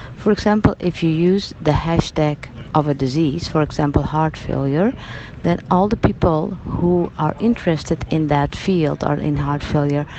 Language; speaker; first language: English; non-native, fluent; Dutch